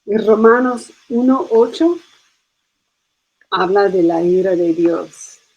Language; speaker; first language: Spanish; non-native, fluent; English